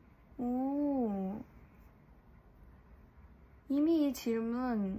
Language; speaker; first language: Korean; early bilingual, heritage; English